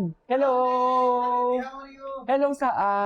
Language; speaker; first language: English; non-native, learner; Filipino